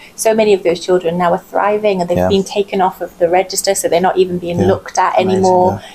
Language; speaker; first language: English; native; English